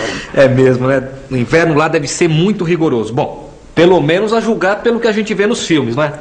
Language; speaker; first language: Portuguese; native; Portuguese